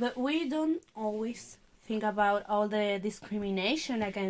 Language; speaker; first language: English; non-native, learner; Spanish